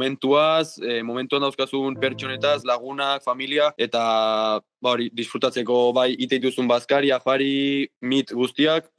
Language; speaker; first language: Basque; native; Basque